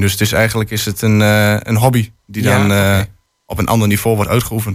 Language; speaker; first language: Dutch; native; Dutch